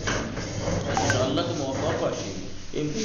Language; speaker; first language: Persian; non-native, fluent; Urdu